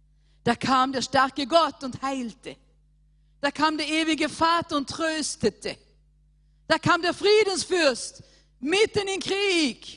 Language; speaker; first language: German; non-native, fluent; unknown